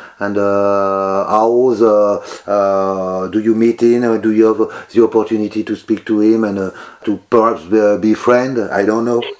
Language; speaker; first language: English; non-native, learner; French